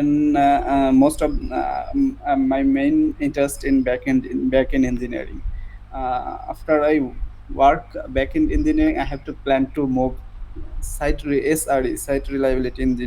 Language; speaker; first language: English; non-native, learner; Bangla